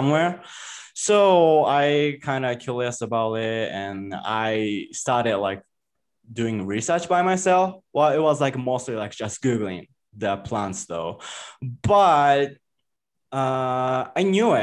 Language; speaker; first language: English; non-native, fluent; Japanese